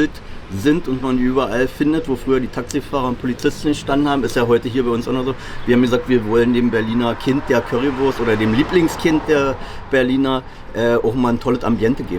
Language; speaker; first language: German; native; German